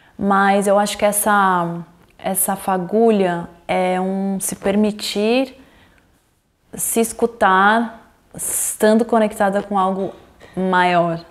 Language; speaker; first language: Portuguese; native; Portuguese